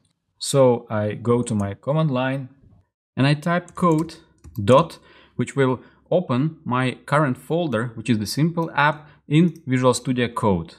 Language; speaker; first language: English; non-native, fluent; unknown